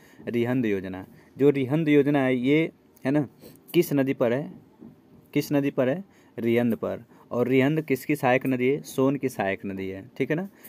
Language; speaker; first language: Hindi; native; Hindi